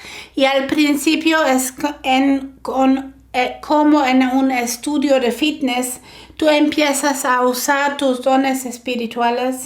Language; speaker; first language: Spanish; non-native, fluent; German